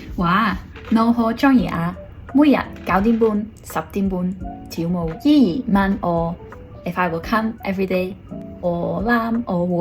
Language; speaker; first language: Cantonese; non-native, learner; French